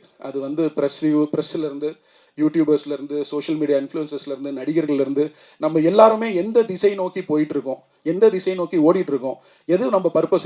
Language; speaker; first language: Tamil; native; Tamil